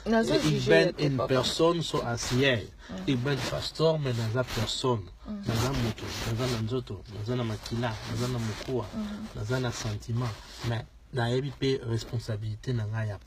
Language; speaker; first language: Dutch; non-native, learner; Lingala